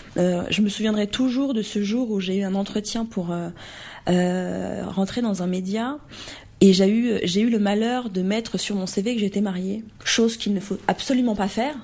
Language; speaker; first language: French; native; French